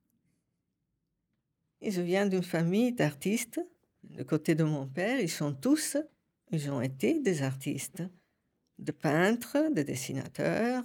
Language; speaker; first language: French; non-native, fluent; Italian